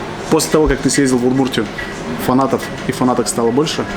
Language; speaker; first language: Russian; native; Russian